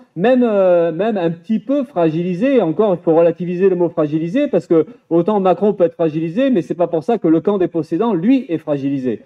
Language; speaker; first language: French; native; French